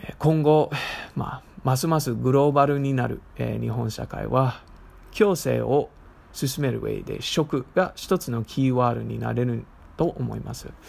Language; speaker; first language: Japanese; non-native, fluent; English